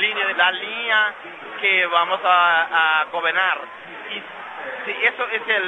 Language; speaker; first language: Spanish; non-native, learner; Dutch